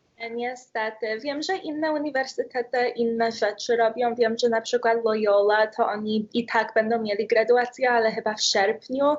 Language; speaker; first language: Polish; early bilingual, heritage; Polish